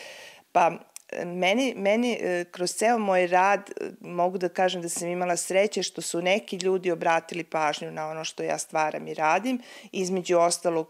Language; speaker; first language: Serbian; native; Serbian